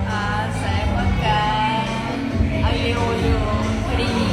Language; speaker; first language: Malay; non-native, learner; English